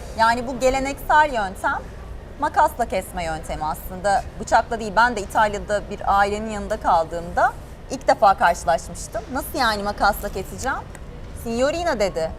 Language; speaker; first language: Turkish; native; Turkish